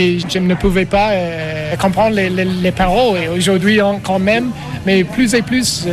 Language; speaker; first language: French; non-native, learner; English